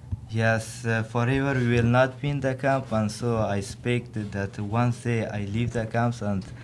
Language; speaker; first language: English; non-native, learner; Persian